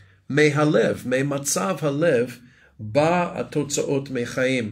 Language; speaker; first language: Hebrew; non-native, fluent; English